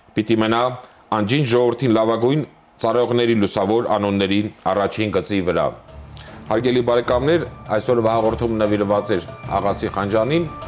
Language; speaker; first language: Armenian; native; Armenian